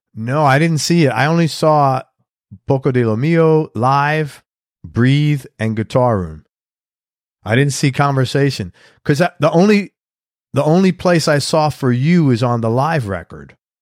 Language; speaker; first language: English; native; English